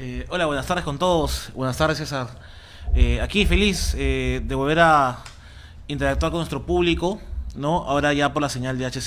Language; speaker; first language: Spanish; native; Spanish